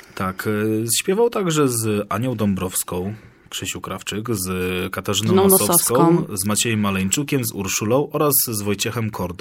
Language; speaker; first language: Polish; native; Polish